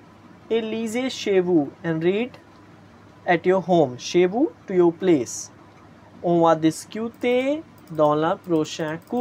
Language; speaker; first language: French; non-native, fluent; Hindi